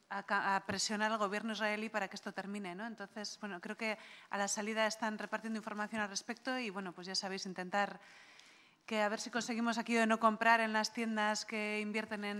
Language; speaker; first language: Spanish; native; Spanish